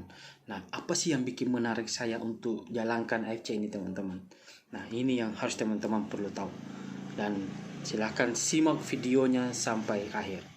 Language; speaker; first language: Indonesian; native; Indonesian